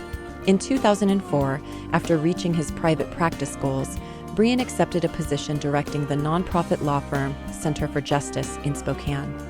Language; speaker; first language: English; native; English